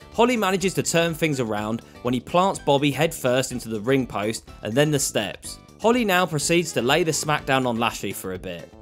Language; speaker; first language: English; native; English